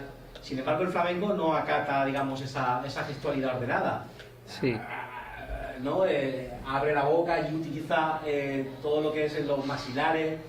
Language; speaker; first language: Spanish; native; Spanish